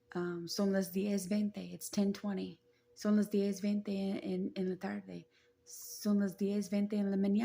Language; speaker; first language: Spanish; non-native, learner; English